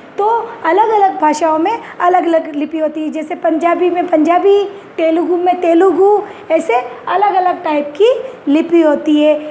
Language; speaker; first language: Hindi; native; Hindi